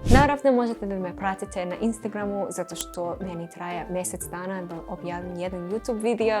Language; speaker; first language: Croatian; non-native, learner; English